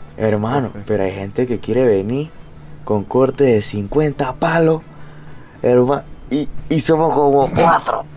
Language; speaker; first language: Spanish; native; Spanish